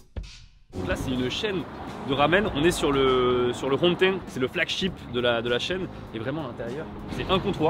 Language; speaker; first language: French; native; French